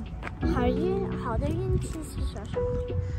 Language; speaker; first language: Chinese; early bilingual, heritage; Chinese